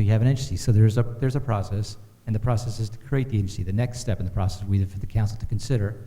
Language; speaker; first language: English; native; English